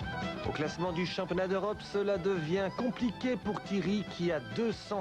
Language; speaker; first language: French; native; French